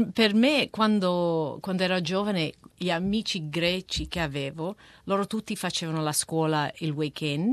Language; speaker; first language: Italian; early bilingual, heritage; Italian